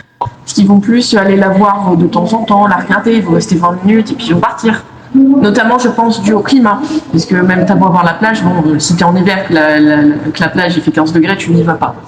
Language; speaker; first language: French; native; French